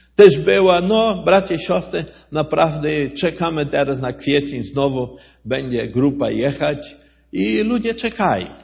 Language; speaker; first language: Polish; non-native, learner; Portuguese